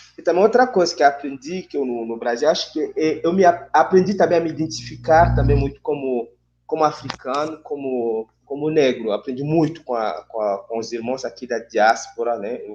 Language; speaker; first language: Portuguese; non-native, fluent; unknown